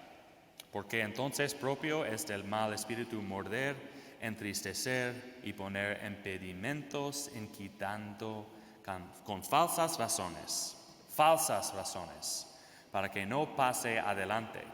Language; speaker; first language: Spanish; non-native, fluent; English